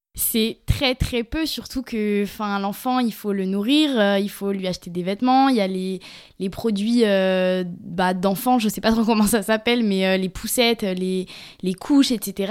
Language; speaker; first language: French; native; French